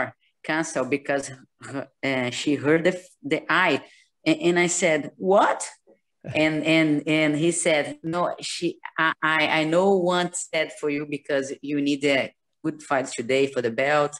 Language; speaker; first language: English; non-native, learner; Portuguese